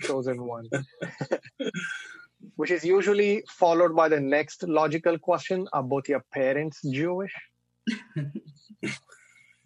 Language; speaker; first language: English; non-native, local second language; Marathi